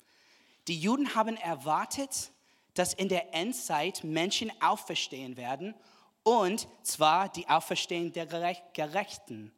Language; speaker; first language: German; non-native, fluent; English